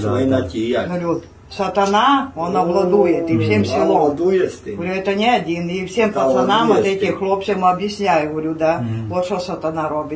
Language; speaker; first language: Russian; non-native, local second language; Ukrainian